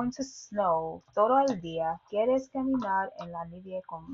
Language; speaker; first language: Spanish; non-native, learner; English